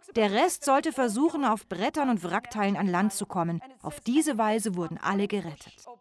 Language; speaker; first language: German; non-native, fluent; English